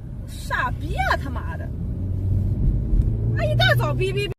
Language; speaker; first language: Chinese; native; Chinese